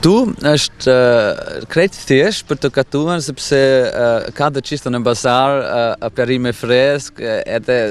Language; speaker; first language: Albanian; non-native, fluent; German